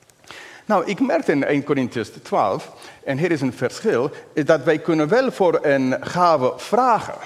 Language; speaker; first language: Dutch; non-native, fluent; English